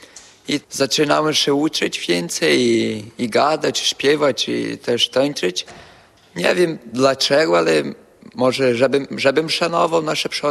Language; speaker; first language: Polish; early bilingual, heritage; Polish